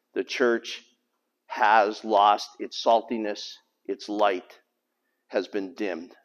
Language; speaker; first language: English; native; English